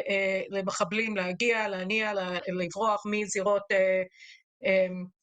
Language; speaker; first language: Hebrew; native; Hebrew